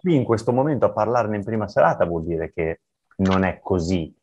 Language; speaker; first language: Italian; native; Italian